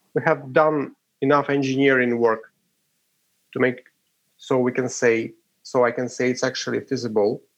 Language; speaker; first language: English; non-native, fluent; Ukrainian